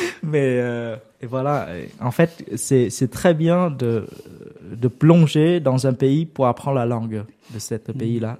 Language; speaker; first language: French; non-native, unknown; Vietnamese